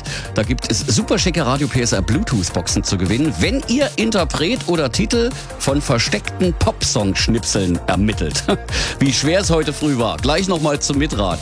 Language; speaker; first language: German; native; German